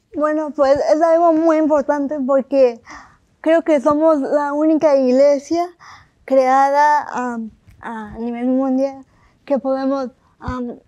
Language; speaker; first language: Spanish; early bilingual, heritage; Spanish